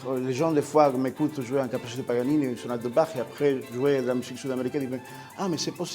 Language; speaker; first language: French; non-native, fluent; Spanish